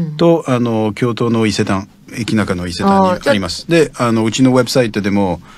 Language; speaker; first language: Japanese; non-native, fluent; French